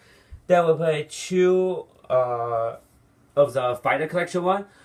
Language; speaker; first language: English; non-native, fluent; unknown